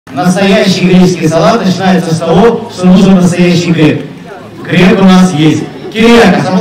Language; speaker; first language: Russian; native; Russian